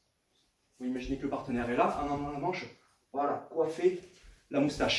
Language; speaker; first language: French; native; French